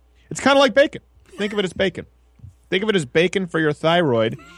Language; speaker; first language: English; early bilingual, other home language; French